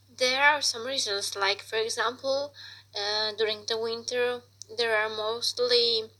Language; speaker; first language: English; non-native, fluent; Polish